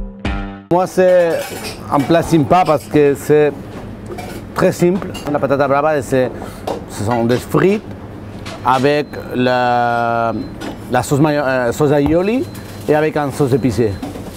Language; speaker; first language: French; non-native, fluent; Spanish